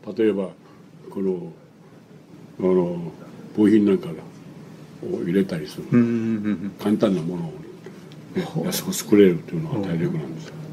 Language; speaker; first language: Japanese; non-native, local second language; Chinese